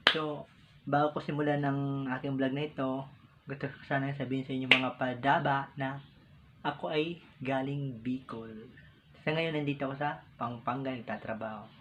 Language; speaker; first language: Filipino; non-native, local second language; Bikol